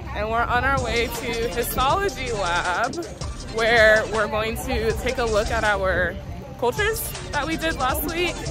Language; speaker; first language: English; native; English